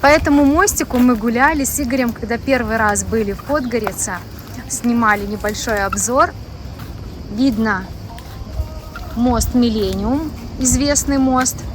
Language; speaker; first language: Russian; native; Russian